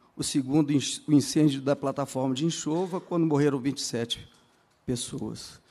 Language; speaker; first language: Portuguese; native; Portuguese